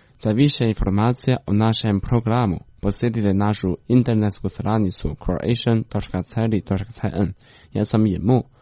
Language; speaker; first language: Croatian; non-native, fluent; Chinese